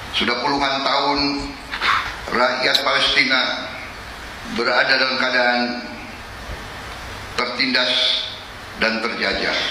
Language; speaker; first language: Indonesian; native; Indonesian